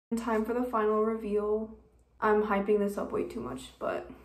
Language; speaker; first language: English; native; English